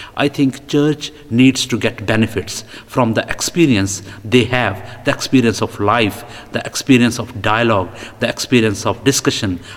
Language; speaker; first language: English; non-native, local second language; Punjabi